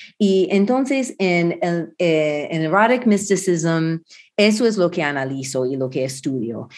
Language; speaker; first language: Spanish; non-native, fluent; English